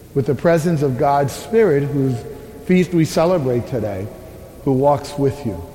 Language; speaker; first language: English; early bilingual, other home language; Spanish